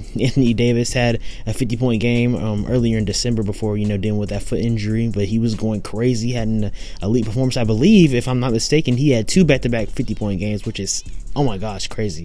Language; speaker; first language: English; native; English